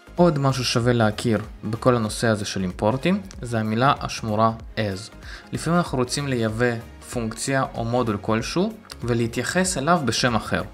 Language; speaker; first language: Hebrew; native; Hebrew